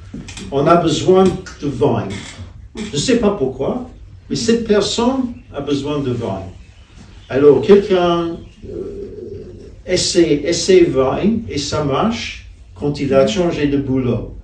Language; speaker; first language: French; non-native, fluent; English